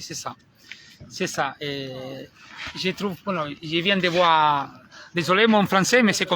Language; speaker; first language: French; non-native, learner; Spanish